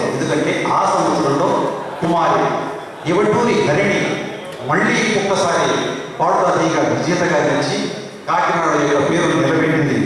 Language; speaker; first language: Telugu; native; Telugu